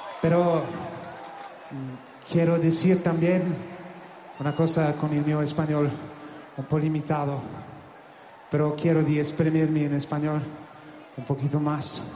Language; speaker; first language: Spanish; non-native, learner; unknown